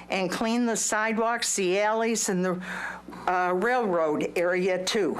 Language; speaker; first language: English; native; English